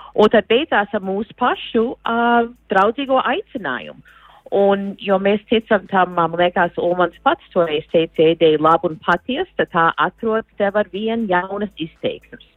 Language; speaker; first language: Latvian; early bilingual, heritage; Latvian